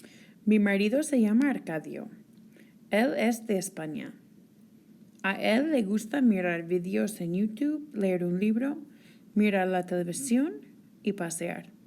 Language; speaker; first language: Spanish; non-native, fluent; English